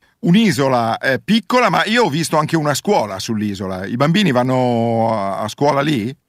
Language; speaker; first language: Italian; native; Italian